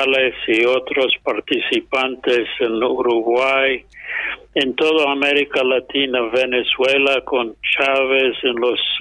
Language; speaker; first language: Spanish; non-native, fluent; English